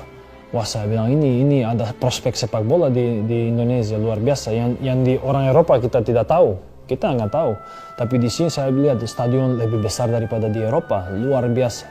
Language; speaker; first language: Indonesian; non-native, fluent; Serbian